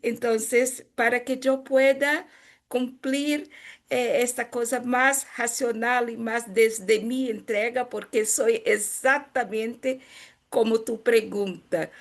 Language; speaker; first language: Spanish; non-native, fluent; Portuguese